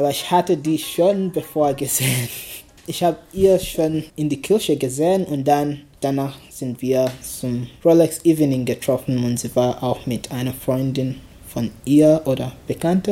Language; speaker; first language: German; non-native, learner; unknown